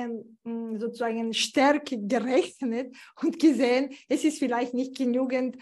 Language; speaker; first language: German; non-native, fluent; Bulgarian